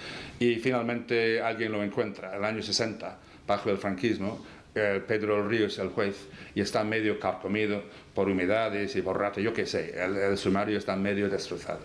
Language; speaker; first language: Spanish; non-native, fluent; English